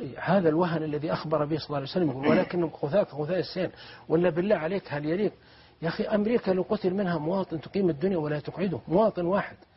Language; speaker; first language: Arabic; native; Arabic